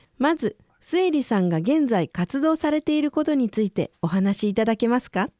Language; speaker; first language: Japanese; native; Japanese